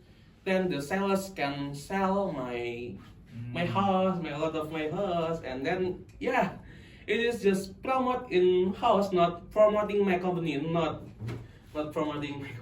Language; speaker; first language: English; non-native, local second language; Indonesian